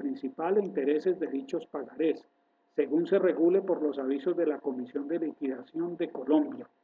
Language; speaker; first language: Spanish; native; Spanish